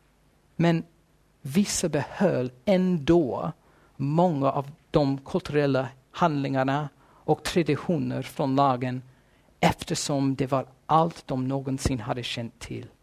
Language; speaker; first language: Swedish; non-native, fluent; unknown